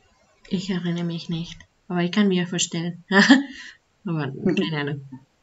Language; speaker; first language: German; non-native, learner; Spanish